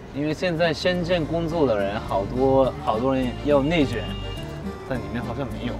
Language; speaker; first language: Chinese; non-native, fluent; Japanese